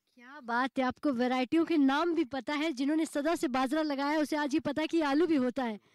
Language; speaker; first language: Hindi; native; Hindi